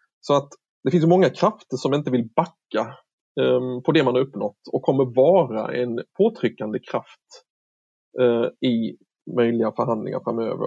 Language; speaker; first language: Swedish; native; Swedish